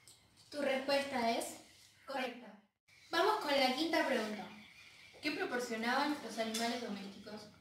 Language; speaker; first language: Spanish; native; Spanish